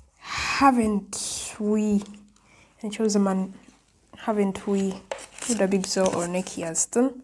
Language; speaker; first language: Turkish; non-native, fluent; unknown